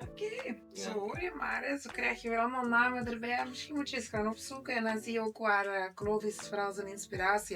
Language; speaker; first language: Dutch; native; Dutch